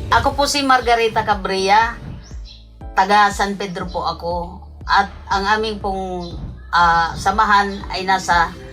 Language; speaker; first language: Filipino; non-native, local second language; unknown